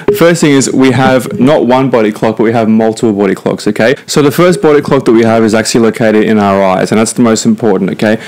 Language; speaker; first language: English; native; English